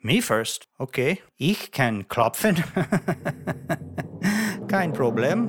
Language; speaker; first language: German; non-native, learner; English